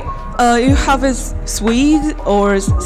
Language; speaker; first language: English; non-native, learner; Chinese